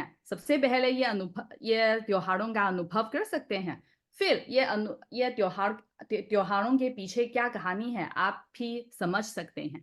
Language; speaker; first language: Hindi; non-native, fluent; Chinese